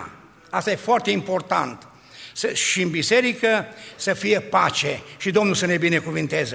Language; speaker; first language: Romanian; native; Romanian